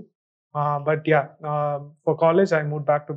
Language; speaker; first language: English; non-native, local second language; Tamil